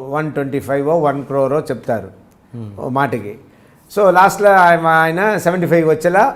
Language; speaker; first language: Telugu; native; Telugu